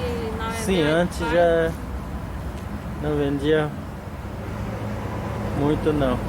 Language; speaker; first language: Portuguese; non-native, local second language; Guarani